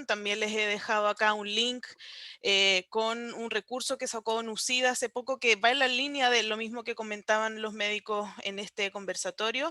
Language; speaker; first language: Spanish; native; Spanish